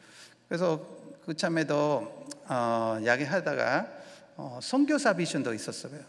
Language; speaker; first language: Korean; non-native, learner; Spanish